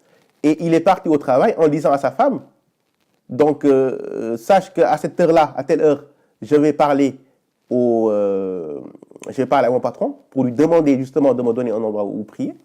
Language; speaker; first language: French; native; French